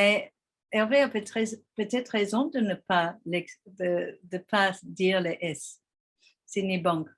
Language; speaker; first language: French; non-native, fluent; English